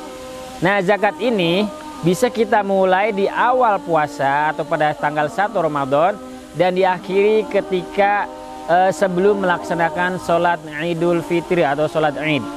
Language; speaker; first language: Indonesian; native; Indonesian